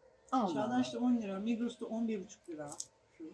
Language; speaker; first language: Turkish; native; Turkish